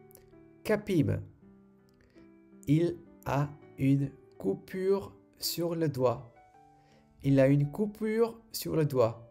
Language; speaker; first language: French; non-native, fluent; Sinhala